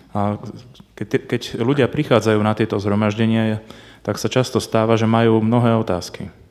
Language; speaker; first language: Slovak; native; Slovak